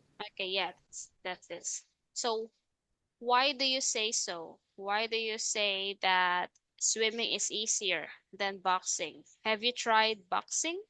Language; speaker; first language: English; non-native, fluent; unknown